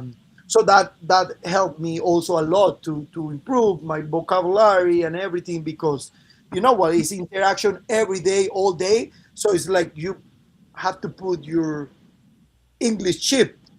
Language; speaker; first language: English; non-native, fluent; Spanish